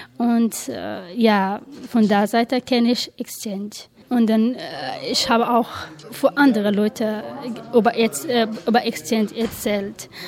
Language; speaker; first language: German; non-native, learner; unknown